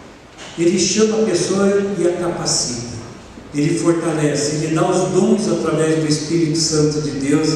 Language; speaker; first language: Portuguese; native; Portuguese